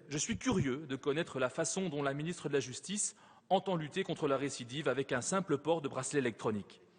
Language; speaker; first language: French; native; French